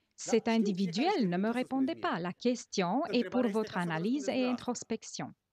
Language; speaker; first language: French; non-native, fluent; Romanian